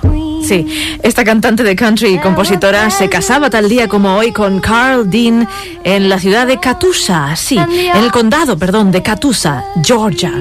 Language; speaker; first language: Spanish; native; Spanish